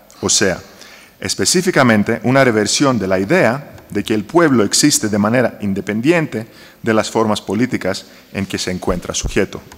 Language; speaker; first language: Spanish; non-native, fluent; Greek